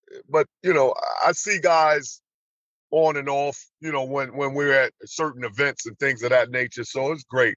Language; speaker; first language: English; native; English